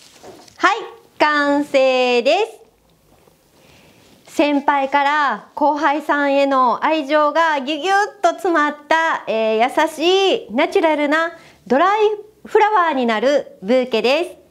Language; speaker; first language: Japanese; native; Japanese